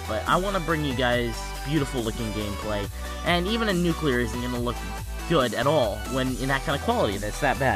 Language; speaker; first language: English; native; English